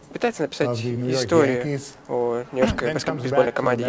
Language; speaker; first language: Russian; native; Russian